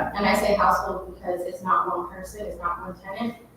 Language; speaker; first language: English; native; English